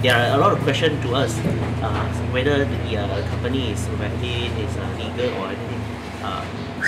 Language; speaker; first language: English; non-native, local second language; Chinese